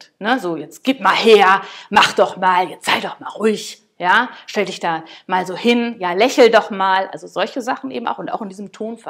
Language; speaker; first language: German; native; German